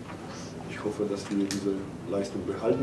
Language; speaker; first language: German; non-native, fluent; Polish